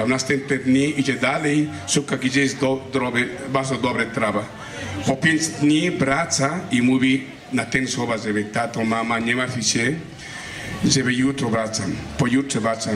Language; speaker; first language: Polish; non-native, learner; Spanish